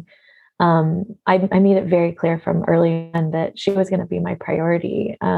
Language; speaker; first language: English; native; English